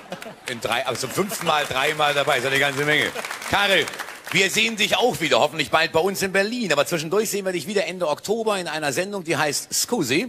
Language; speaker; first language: German; native; German